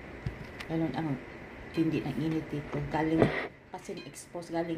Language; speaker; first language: Filipino; non-native, local second language; Cebuano